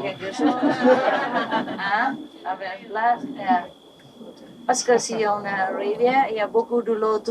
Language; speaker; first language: French; non-native, learner; Vietnamese